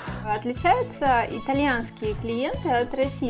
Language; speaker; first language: Russian; native; Russian